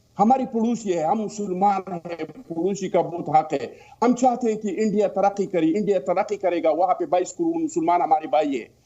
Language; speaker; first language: Urdu; non-native, local second language; Pashto